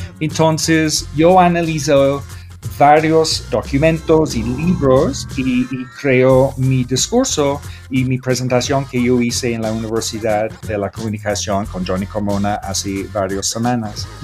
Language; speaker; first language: Spanish; non-native, learner; English